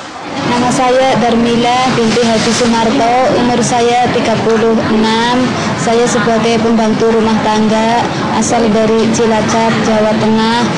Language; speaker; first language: Indonesian; non-native, local second language; Javanese